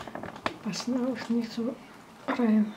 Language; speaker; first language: German; non-native, learner; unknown